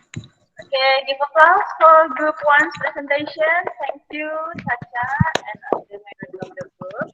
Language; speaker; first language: English; non-native, fluent; Indonesian